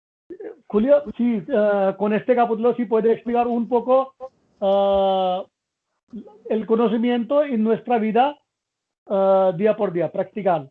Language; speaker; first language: Spanish; non-native, learner; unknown